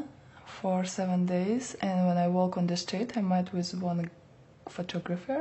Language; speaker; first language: English; non-native, learner; Russian